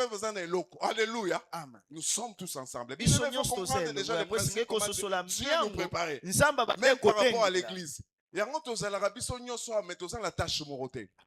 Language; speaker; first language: French; non-native, local second language; Lingala